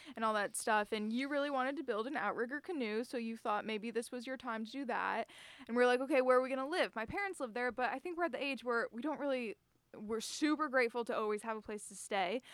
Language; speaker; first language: English; native; English